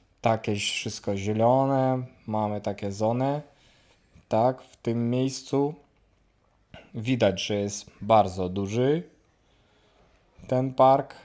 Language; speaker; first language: Polish; non-native, learner; Ukrainian